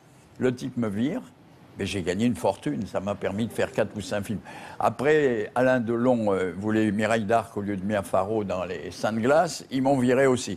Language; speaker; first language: French; native; French